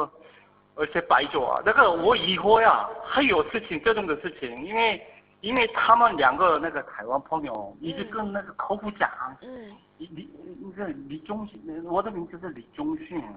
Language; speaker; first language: Chinese; non-native, fluent; Korean